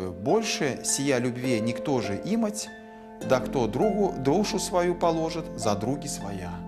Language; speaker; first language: Russian; native; Russian